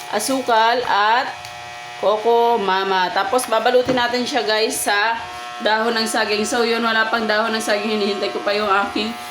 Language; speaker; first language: Filipino; native; Filipino